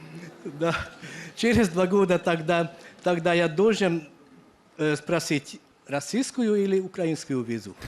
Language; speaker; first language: Russian; non-native, fluent; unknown